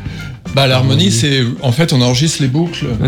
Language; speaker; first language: French; native; French